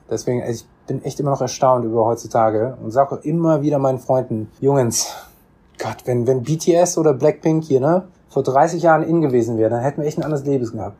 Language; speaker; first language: German; native; German